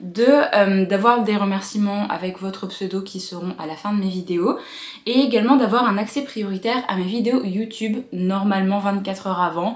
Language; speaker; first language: French; native; French